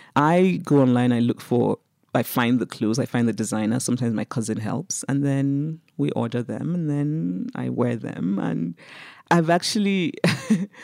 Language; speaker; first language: English; non-native, local second language; Igbo